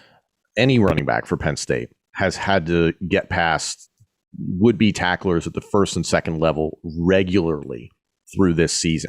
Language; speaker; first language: English; native; English